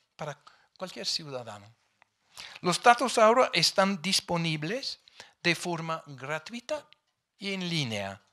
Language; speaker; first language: Spanish; non-native, fluent; English